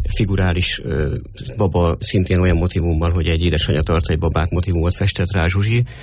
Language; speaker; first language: Hungarian; native; Hungarian